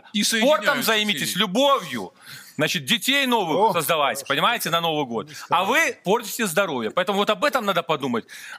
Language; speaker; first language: Russian; native; Russian